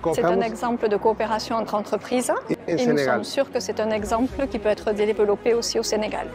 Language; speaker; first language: French; non-native, fluent; Spanish